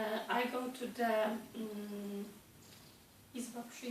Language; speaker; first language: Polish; native; Polish